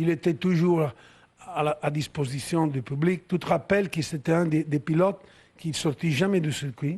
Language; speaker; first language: French; non-native, fluent; Italian